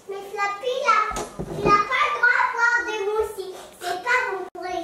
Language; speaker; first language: French; native; French